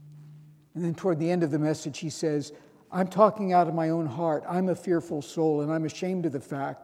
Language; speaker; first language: English; native; English